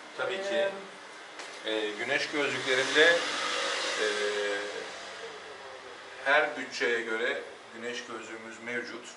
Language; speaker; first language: Turkish; native; Turkish